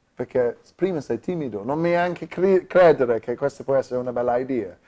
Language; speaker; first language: Italian; non-native, learner; English